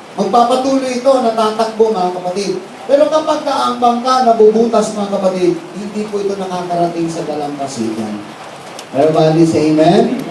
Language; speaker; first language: Filipino; non-native, local second language; Cebuano